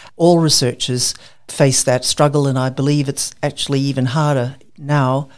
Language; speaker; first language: English; native; English